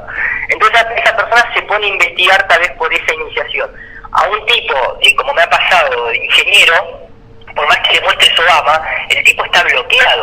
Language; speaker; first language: Spanish; native; Spanish